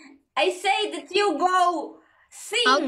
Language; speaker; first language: English; non-native, learner; Croatian